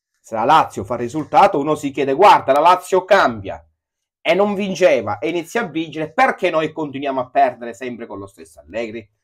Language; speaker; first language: Italian; native; Italian